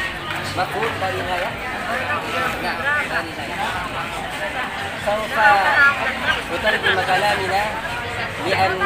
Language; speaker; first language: Arabic; non-native, learner; Indonesian